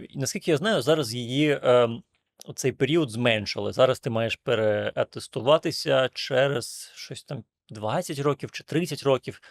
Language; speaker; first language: Ukrainian; native; Ukrainian